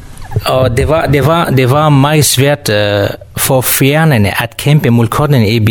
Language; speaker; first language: Danish; non-native, learner; Kurdish